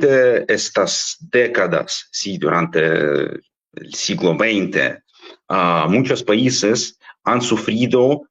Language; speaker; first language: Spanish; non-native, fluent; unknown